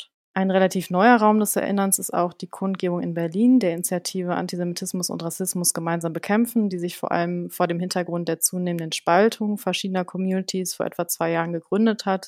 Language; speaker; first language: German; native; German